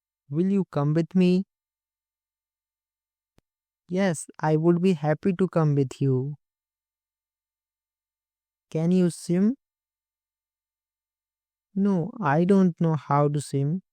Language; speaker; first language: English; non-native, local second language; Hindi